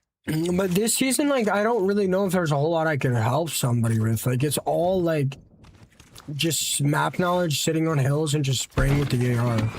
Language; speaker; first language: English; native; English